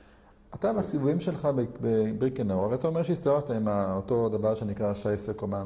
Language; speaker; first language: Hebrew; native; Hebrew